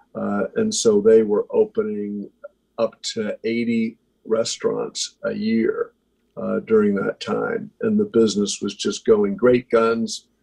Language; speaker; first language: English; native; English